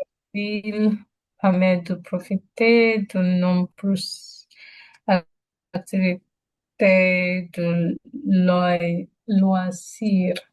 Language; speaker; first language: French; non-native, learner; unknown